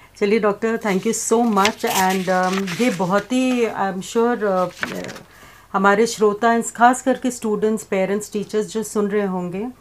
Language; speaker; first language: Hindi; native; Hindi